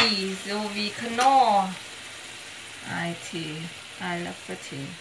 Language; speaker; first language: German; non-native, learner; Thai